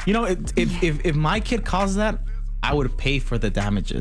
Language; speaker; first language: English; early bilingual, other home language; Spanish